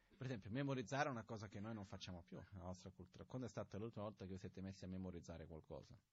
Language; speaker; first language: Italian; non-native, fluent; Portuguese